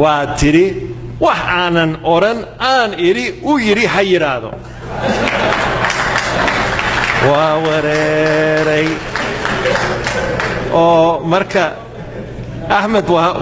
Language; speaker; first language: Somali; non-native, fluent; English